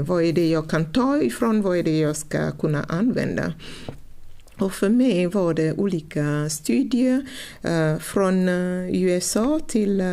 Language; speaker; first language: Swedish; non-native, fluent; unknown